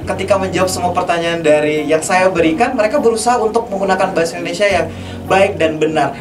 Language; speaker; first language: Indonesian; native; Indonesian